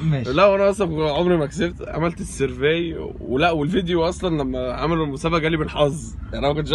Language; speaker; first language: Arabic; native; Arabic